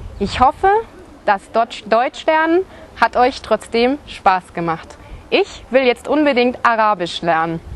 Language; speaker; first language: German; native; German